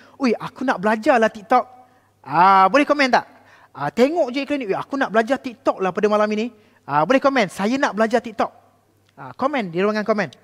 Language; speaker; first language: Malay; native; Malay